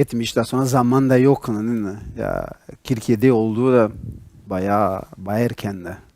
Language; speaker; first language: Turkish; non-native, learner; Portuguese